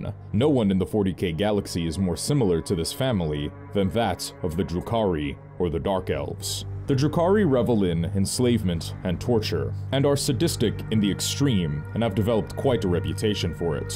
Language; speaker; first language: English; native; English